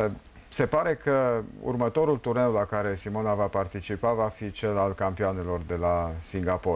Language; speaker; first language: Romanian; native; Romanian